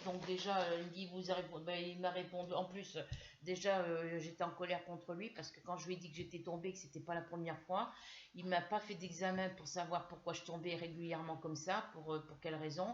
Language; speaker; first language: French; native; French